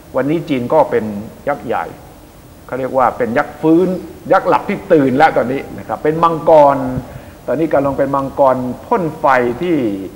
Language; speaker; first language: Thai; native; Thai